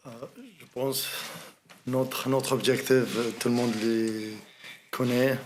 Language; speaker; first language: French; non-native, learner; Arabic